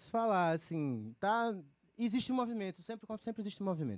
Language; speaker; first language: Portuguese; native; Portuguese